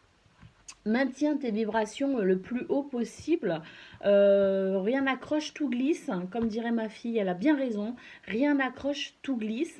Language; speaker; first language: French; native; French